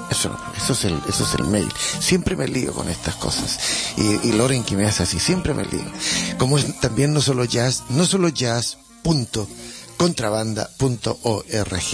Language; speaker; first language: Spanish; native; Spanish